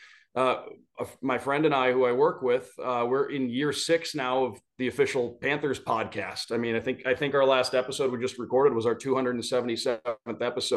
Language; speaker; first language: English; native; English